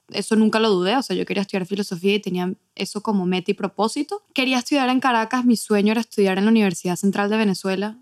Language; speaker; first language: Spanish; native; Spanish